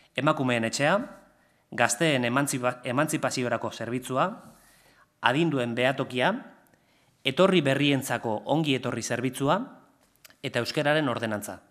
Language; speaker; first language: Basque; non-native, local second language; Spanish